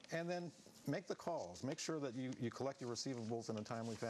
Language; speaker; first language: English; native; English